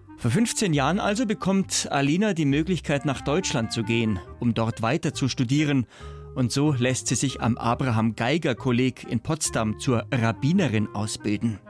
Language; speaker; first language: German; native; German